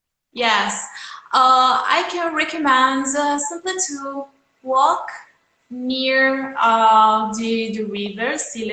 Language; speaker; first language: English; non-native, fluent; Italian